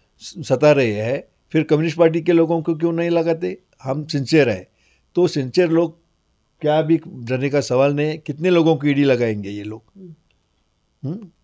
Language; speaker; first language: Hindi; non-native, local second language; Marathi